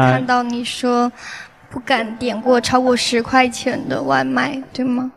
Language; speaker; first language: Chinese; native; Chinese